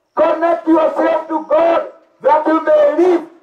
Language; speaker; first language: English; non-native, local second language; Swahili